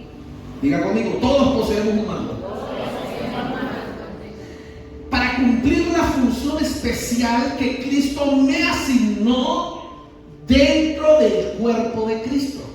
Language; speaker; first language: Spanish; native; Spanish